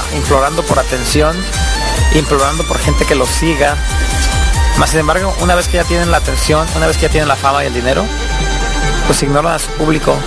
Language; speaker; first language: Spanish; native; Spanish